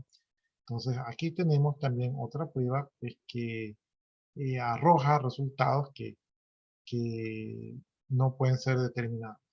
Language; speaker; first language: Spanish; native; Spanish